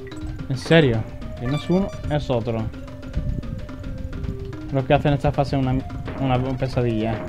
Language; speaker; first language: Spanish; native; Spanish